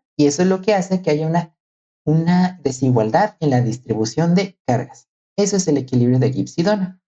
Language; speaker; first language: Spanish; native; Spanish